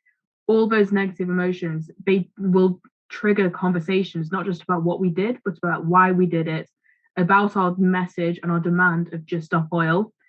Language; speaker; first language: English; native; English